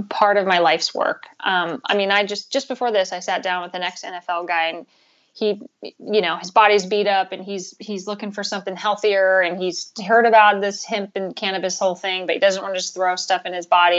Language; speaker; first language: English; native; English